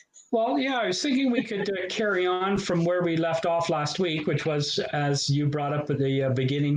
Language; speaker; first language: English; native; English